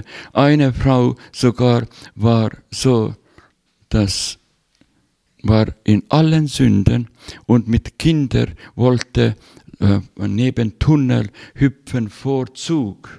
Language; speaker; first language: German; non-native, fluent; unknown